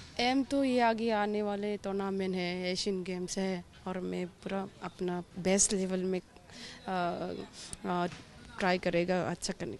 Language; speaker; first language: Hindi; non-native, local second language; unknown